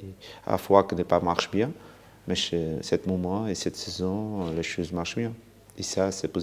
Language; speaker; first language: French; non-native, fluent; Portuguese